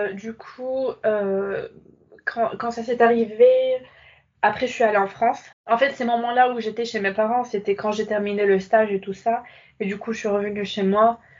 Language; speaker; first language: French; non-native, local second language; Arabic